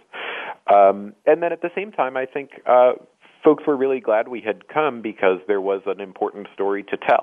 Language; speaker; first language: English; native; English